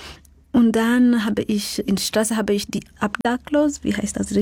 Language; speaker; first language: German; non-native, fluent; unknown